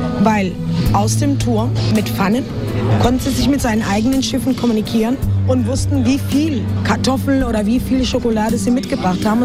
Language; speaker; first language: German; non-native, fluent; Spanish